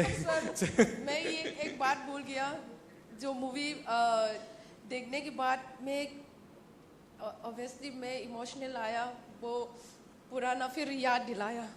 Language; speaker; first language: Hindi; non-native, local second language; Manipuri